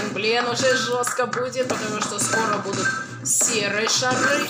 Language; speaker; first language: Russian; native; Russian